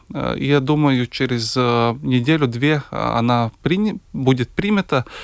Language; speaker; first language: Russian; non-native, local second language; Latvian